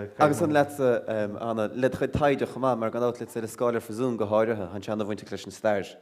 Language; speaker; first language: Irish; native; Irish